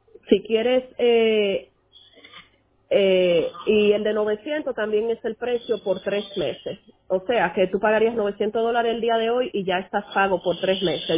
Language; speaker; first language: Spanish; early bilingual, heritage; Spanish